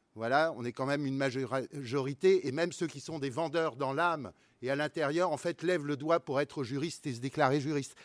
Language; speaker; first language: French; native; French